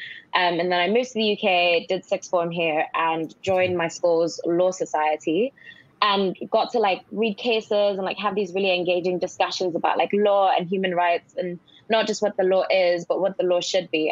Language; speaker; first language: English; non-native, local second language; Yoruba